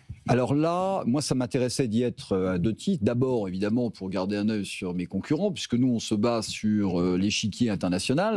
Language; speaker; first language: French; native; French